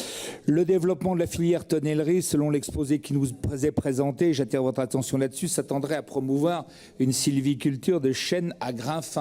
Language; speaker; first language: French; native; French